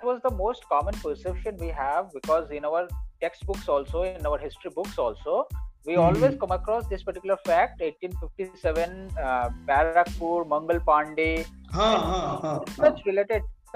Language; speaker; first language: English; non-native, local second language; Bangla